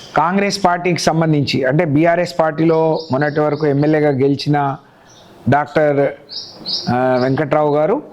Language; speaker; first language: Telugu; non-native, local second language; Lambadi